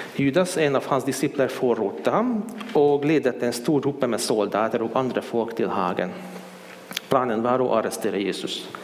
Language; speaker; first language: Swedish; non-native, fluent; Hungarian